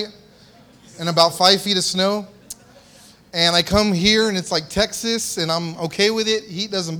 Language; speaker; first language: English; native; English